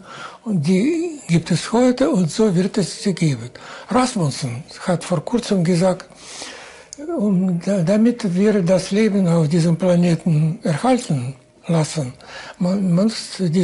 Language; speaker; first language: German; non-native, fluent; Russian